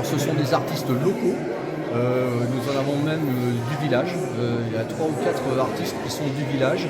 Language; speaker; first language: French; native; French